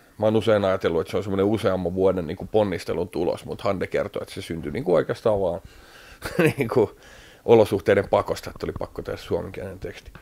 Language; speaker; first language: Finnish; native; Finnish